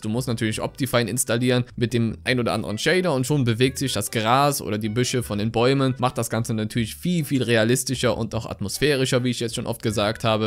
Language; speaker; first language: German; native; German